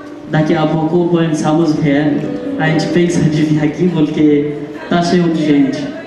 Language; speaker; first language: Portuguese; non-native, fluent; Haitian Creole